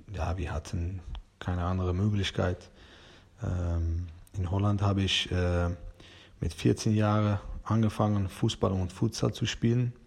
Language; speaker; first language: German; non-native, learner; Persian